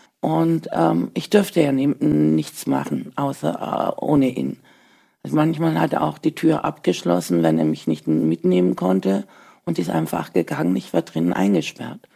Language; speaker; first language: German; early bilingual, other home language; Turkish